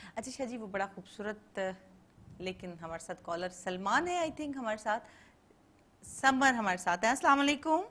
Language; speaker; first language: Urdu; native; Urdu